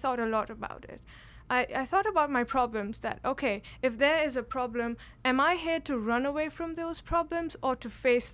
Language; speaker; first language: English; non-native, local second language; Kashmiri